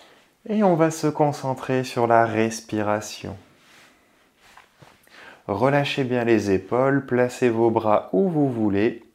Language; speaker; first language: French; native; French